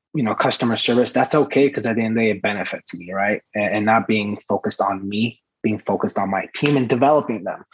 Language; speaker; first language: English; early bilingual, other home language; Persian